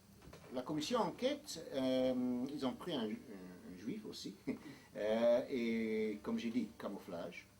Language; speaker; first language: French; non-native, fluent; English